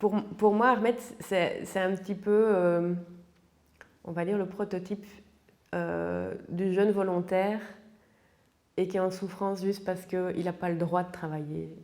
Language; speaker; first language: French; native; French